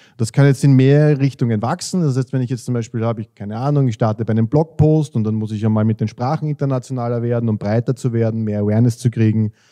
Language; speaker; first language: German; native; German